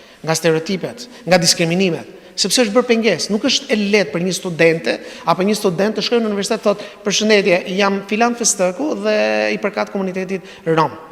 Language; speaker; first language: Albanian; non-native, local second language; Romany